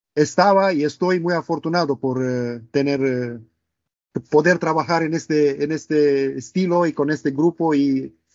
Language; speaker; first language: Spanish; non-native, fluent; Romanian